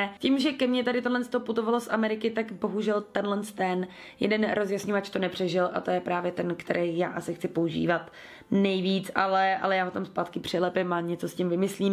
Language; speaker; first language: Czech; native; Czech